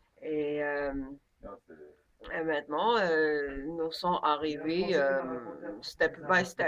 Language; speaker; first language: French; non-native, learner; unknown